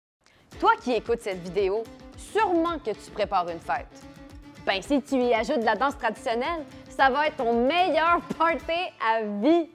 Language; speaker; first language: French; native; French